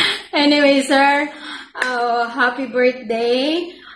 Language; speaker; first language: English; non-native, local second language; Filipino